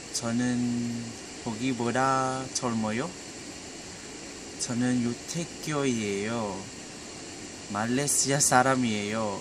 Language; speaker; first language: Korean; non-native, learner; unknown